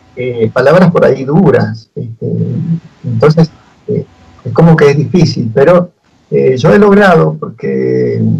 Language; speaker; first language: Spanish; native; Spanish